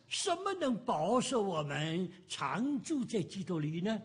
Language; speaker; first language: Chinese; native; Chinese